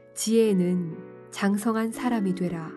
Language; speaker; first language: Korean; native; Korean